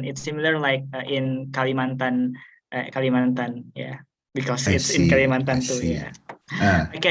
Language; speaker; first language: English; non-native, fluent; Indonesian